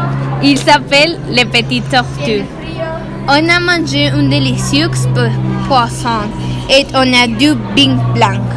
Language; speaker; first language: French; non-native, learner; Spanish